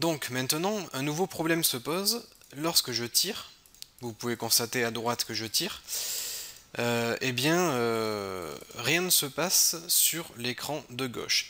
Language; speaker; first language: French; native; French